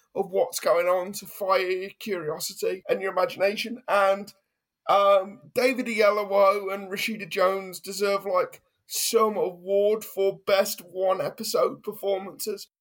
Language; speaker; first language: English; native; English